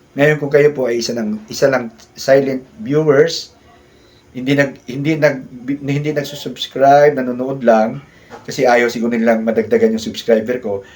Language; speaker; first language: Filipino; non-native, local second language; Cebuano